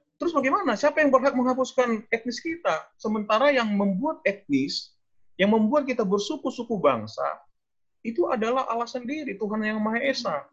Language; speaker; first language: Indonesian; non-native, local second language; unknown